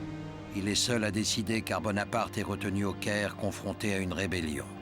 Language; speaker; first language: French; native; French